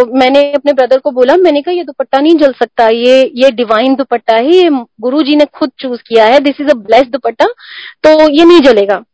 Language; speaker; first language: Hindi; non-native, local second language; Punjabi